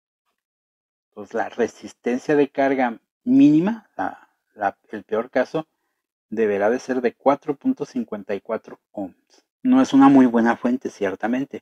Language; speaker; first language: Spanish; native; Spanish